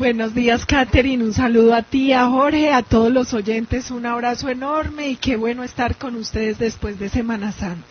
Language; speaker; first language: Spanish; native; Spanish